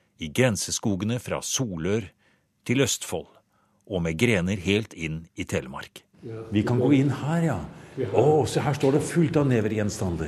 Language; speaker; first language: Norwegian; native; Norwegian